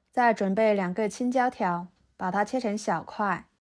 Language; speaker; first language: Chinese; native; Chinese